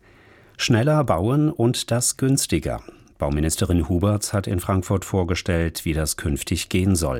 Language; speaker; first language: German; native; German